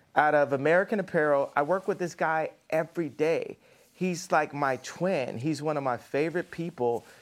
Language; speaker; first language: English; native; English